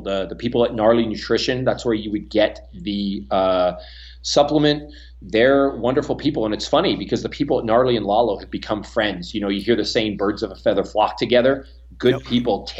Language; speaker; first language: English; native; English